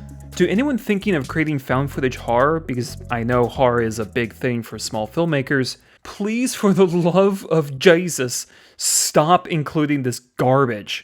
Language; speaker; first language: English; native; English